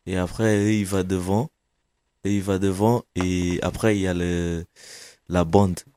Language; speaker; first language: French; non-native, fluent; Kabuverdianu